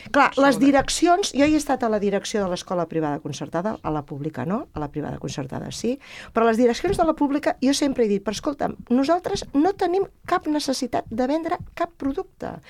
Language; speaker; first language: Catalan; native; Catalan